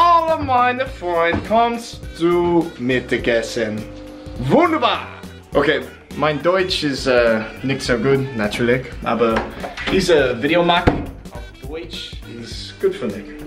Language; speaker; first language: German; non-native, learner; English